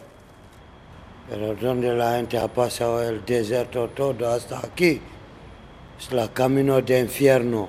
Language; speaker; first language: Spanish; non-native, learner; Arabic